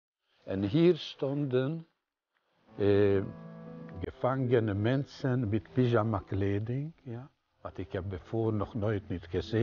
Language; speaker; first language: Dutch; non-native, fluent; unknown